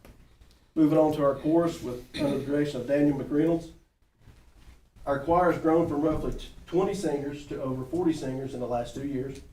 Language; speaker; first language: English; native; English